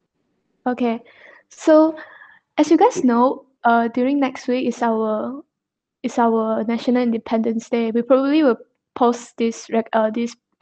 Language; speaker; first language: English; non-native, local second language; Chinese